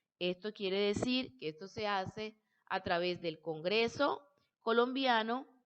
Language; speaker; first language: Spanish; native; Spanish